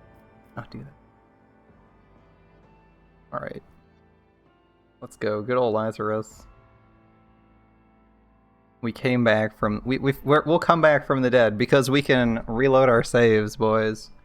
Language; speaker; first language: English; native; English